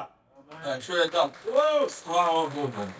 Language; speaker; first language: Polish; non-native, learner; Russian